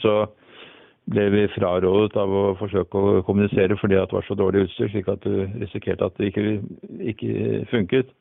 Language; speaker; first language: Norwegian; native; Norwegian